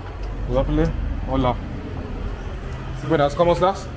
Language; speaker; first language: Spanish; non-native, learner; English